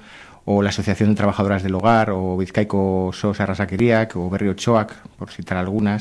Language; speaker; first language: Spanish; native; Spanish